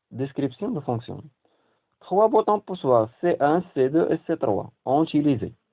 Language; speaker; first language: French; non-native, local second language; Arabic